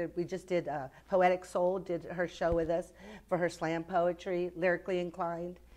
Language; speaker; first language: English; native; English